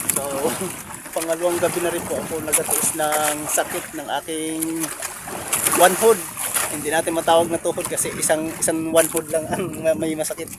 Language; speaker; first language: Filipino; non-native, local second language; Cebuano